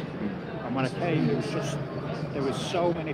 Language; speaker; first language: English; native; English